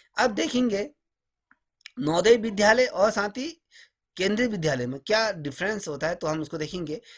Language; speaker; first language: Hindi; native; Hindi